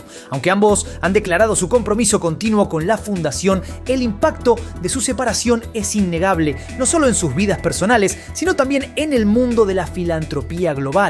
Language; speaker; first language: Spanish; native; Spanish